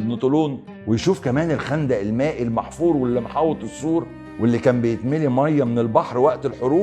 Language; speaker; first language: Arabic; native; Arabic